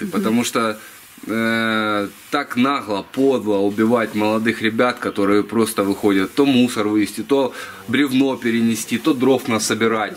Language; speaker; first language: Russian; native; Russian